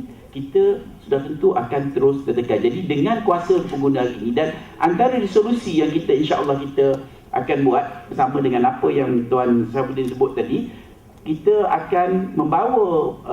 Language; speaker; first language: Malay; native; Malay